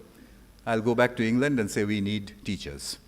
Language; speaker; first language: English; non-native, local second language; Bangla